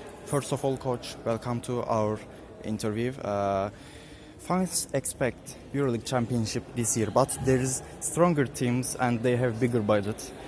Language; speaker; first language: English; non-native, learner; Turkish